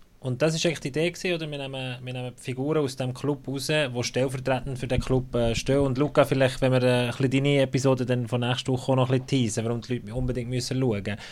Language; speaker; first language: German; native; German